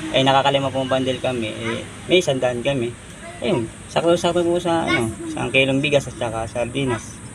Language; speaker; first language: Filipino; non-native, local second language; Cebuano